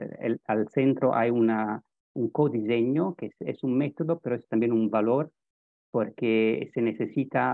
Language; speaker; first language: Spanish; non-native, fluent; Italian